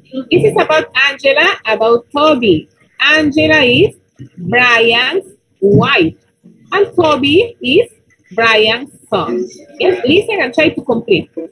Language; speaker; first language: English; non-native, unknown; Spanish